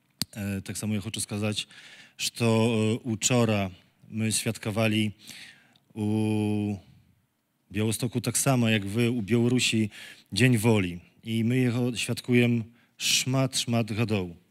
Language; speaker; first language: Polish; non-native, local second language; Belarusian